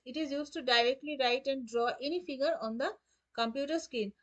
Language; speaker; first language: English; non-native, local second language; Bangla